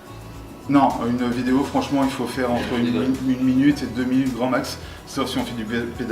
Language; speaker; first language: French; native; French